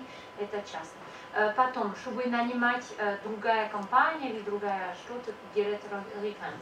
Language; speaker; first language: Russian; non-native, fluent; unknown